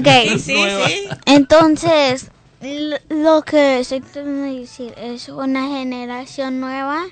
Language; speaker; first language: Spanish; early bilingual, heritage; Spanish